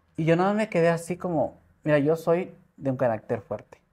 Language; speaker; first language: Spanish; native; Spanish